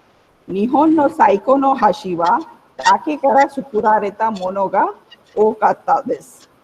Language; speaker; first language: Japanese; non-native, fluent; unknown